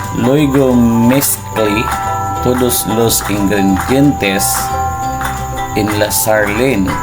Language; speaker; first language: Spanish; non-native, learner; Filipino